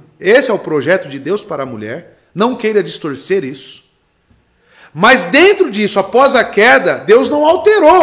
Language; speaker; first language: Portuguese; native; Portuguese